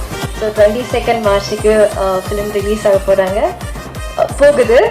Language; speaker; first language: Tamil; non-native, learner; Malayalam